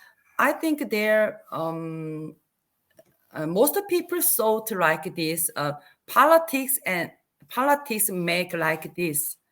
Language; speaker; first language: English; non-native, learner; Korean